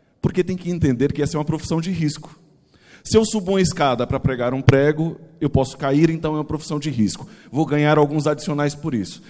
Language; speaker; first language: Portuguese; native; Portuguese